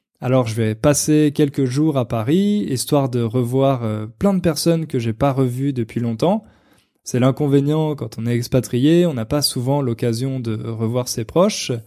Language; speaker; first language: French; native; French